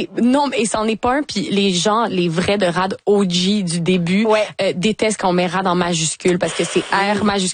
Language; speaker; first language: French; native; French